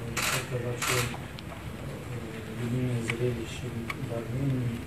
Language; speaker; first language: Russian; non-native, fluent; Armenian